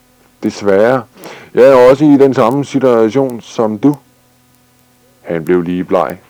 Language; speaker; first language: Danish; native; Danish